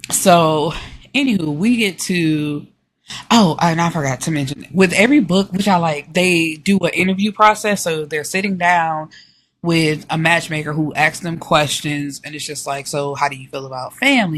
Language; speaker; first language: English; native; English